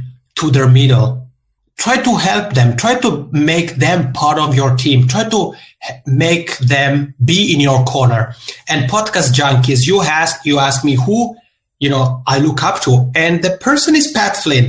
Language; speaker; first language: English; non-native, fluent; Italian